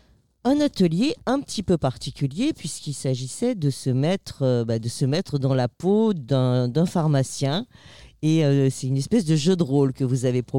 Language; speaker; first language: French; native; French